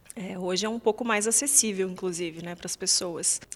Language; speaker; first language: Portuguese; native; Portuguese